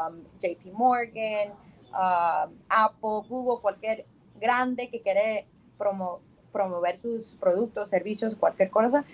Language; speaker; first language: Spanish; early bilingual, heritage; Spanish